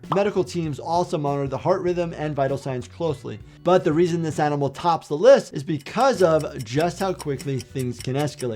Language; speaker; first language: English; native; English